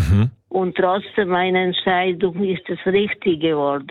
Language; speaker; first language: German; non-native, learner; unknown